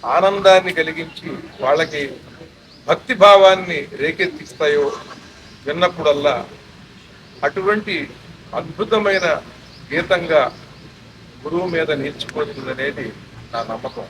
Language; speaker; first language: Telugu; native; Telugu